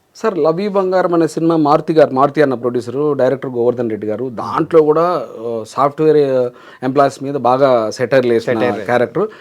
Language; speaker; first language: Telugu; native; Telugu